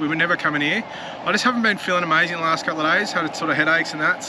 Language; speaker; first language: English; native; English